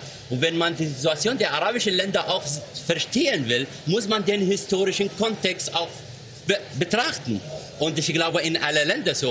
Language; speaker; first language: German; non-native, fluent; Arabic